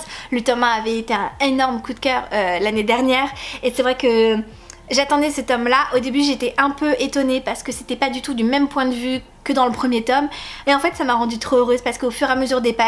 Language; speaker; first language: French; native; French